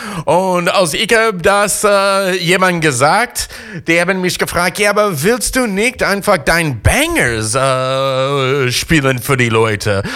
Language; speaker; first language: German; non-native, fluent; English